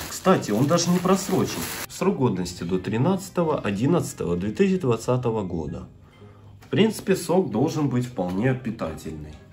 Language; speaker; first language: Russian; native; Russian